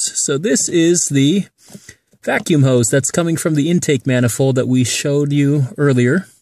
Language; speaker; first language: English; native; English